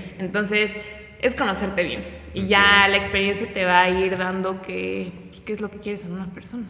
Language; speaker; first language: Spanish; native; Spanish